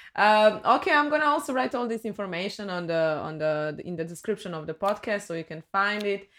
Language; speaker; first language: English; non-native, fluent; Serbian